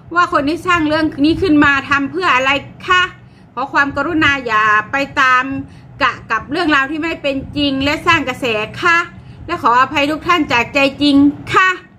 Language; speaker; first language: Thai; native; Thai